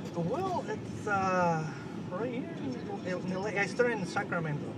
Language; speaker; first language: English; non-native, learner; Spanish